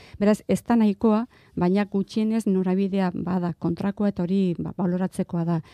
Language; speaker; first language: Basque; non-native, local second language; Spanish